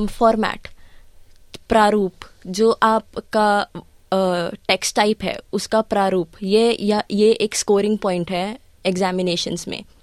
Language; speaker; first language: Hindi; early bilingual, heritage; Hindi